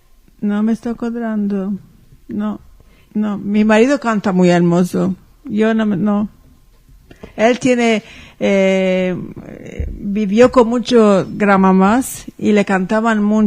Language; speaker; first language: Spanish; early bilingual, heritage; Ladino